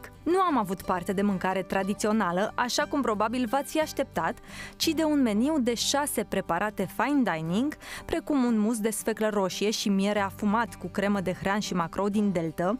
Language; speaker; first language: Romanian; native; Romanian